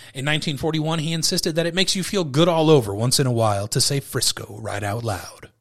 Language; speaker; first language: English; native; English